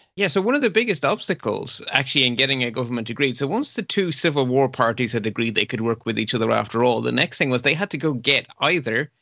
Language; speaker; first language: English; non-native, fluent; Dutch